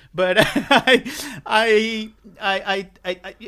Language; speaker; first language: English; non-native, local second language; Sinhala